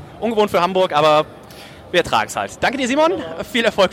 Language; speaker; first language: German; native; German